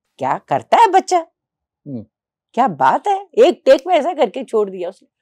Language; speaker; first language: Hindi; non-native, local second language; Telugu